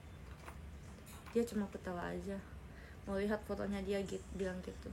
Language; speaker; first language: Indonesian; native; Indonesian